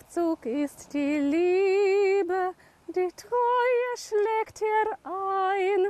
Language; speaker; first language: German; native; German